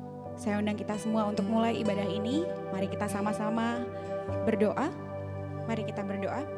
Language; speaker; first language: Indonesian; native; Indonesian